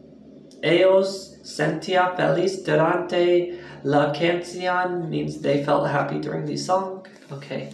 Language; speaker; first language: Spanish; non-native, learner; English